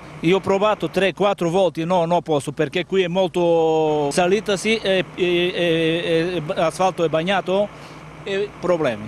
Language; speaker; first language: Italian; non-native, learner; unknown